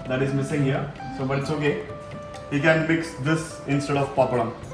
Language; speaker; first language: English; non-native, local second language; Malayalam